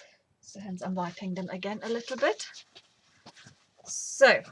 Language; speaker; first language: English; native; English